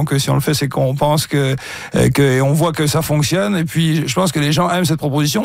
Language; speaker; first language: French; native; French